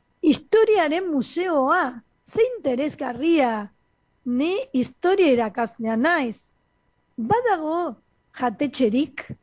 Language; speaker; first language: Basque; non-native, fluent; Spanish